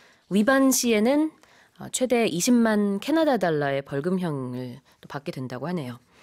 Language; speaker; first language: Korean; native; Korean